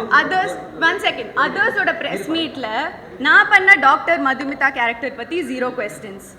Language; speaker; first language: Tamil; non-native, local second language; Malayalam